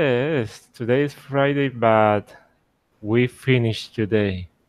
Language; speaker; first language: English; non-native, learner; Spanish